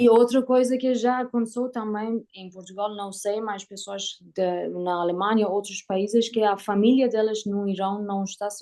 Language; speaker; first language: Portuguese; non-native, learner; Persian